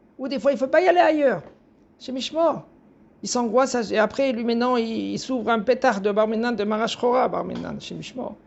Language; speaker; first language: French; native; French